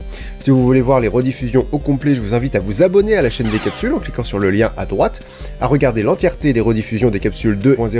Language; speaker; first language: French; native; French